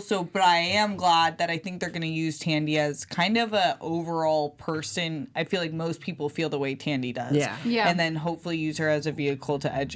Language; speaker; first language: English; native; English